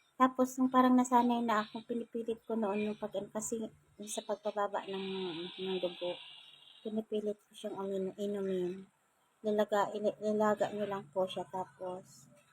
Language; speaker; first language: Filipino; non-native, local second language; Bikol